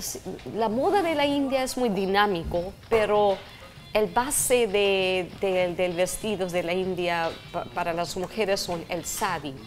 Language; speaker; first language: Spanish; non-native, fluent; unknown